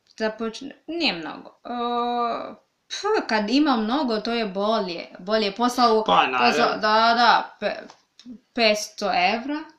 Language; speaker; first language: Serbian; non-native, learner; Swahili